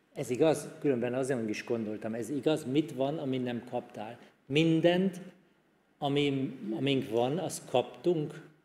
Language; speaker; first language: Hungarian; non-native, fluent; German